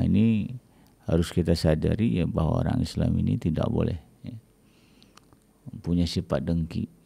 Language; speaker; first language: Indonesian; native; Indonesian